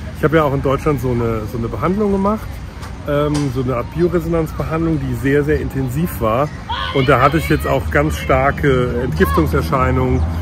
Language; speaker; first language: German; native; German